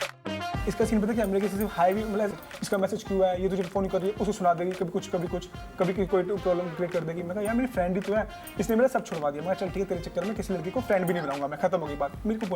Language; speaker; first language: Hindi; native; Hindi